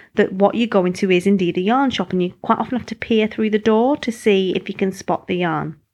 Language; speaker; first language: English; native; English